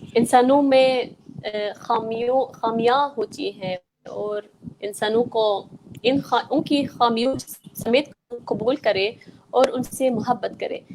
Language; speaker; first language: Urdu; non-native, fluent; Arabic